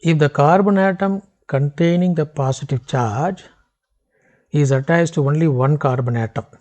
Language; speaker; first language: English; non-native, local second language; Tamil